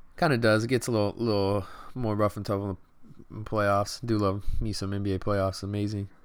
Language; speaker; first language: English; early bilingual, other home language; Spanish